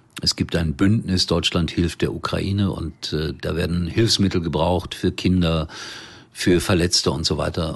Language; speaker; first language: German; native; German